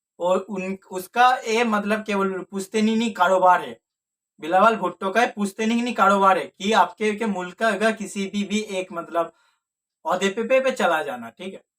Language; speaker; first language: Hindi; native; Hindi